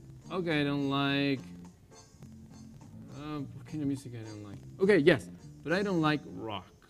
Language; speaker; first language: English; non-native, fluent; Spanish